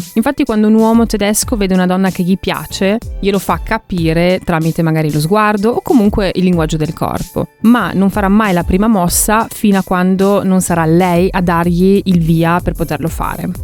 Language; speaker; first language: Italian; non-native, fluent; Russian